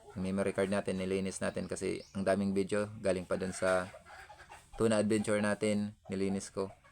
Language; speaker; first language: Filipino; non-native, local second language; Cebuano